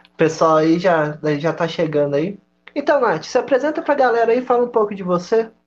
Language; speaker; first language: Portuguese; native; Portuguese